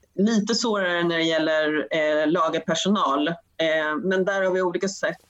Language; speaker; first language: Swedish; native; Swedish